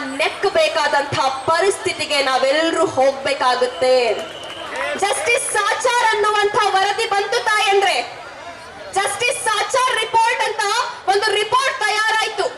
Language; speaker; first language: Kannada; non-native, local second language; Urdu